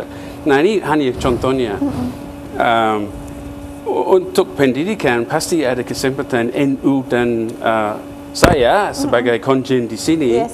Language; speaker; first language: Indonesian; non-native, fluent; English